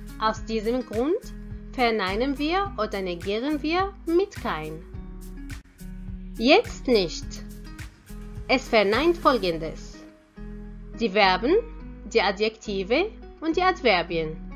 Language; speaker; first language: German; non-native, fluent; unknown